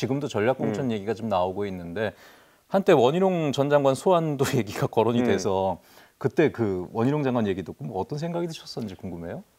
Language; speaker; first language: Korean; native; Korean